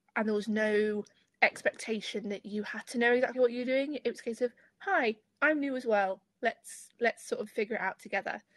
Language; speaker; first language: English; native; English